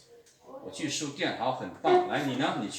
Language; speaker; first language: Chinese; non-native, fluent; Lao